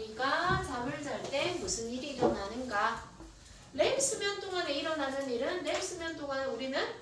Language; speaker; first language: Korean; native; Korean